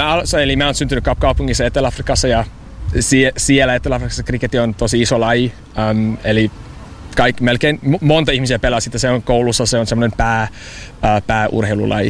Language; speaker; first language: Finnish; non-native, fluent; English